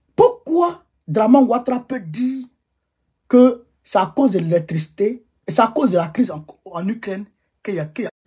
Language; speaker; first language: French; non-native, local second language; Bambara